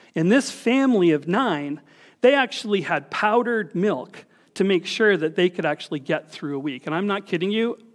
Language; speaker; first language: English; native; English